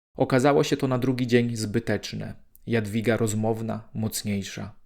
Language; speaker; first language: Polish; native; Polish